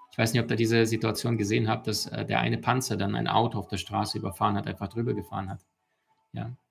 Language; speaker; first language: German; early bilingual, other home language; Russian